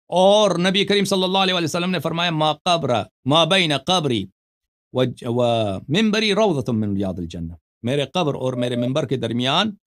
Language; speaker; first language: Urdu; non-native, fluent; Persian